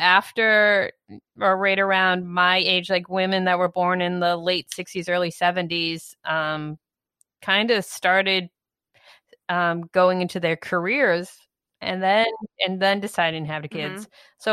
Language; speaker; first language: English; native; English